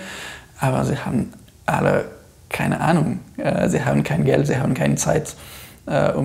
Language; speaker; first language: German; non-native, fluent; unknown